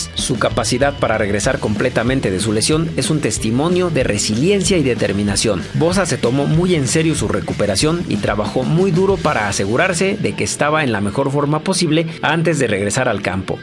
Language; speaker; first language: Spanish; native; Spanish